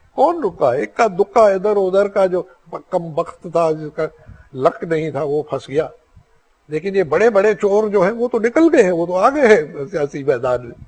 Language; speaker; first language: Urdu; non-native, local second language; Sindhi